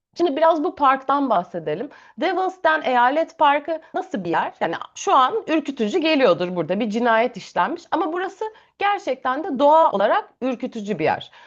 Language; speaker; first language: Turkish; native; Turkish